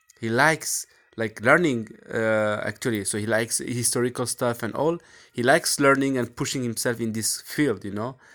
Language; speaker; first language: English; non-native, fluent; French